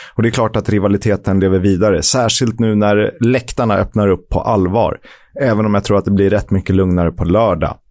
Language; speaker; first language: Swedish; native; Swedish